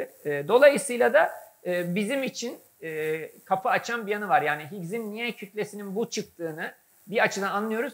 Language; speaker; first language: Turkish; native; Turkish